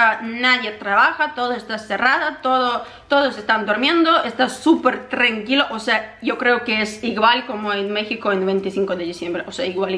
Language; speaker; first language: Spanish; non-native, fluent; Ukrainian